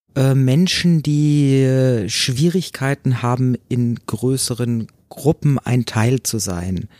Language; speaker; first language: German; native; German